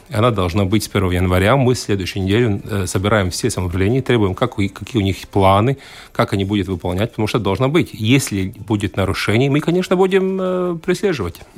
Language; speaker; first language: Russian; non-native, local second language; Latvian